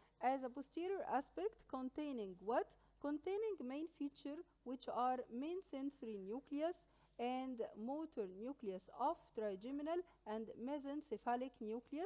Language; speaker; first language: English; non-native, local second language; Arabic